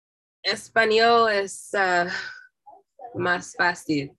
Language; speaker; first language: Spanish; non-native, learner; English